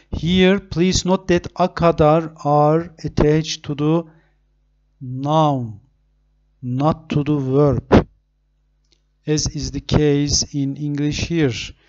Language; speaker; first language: English; non-native, fluent; Turkish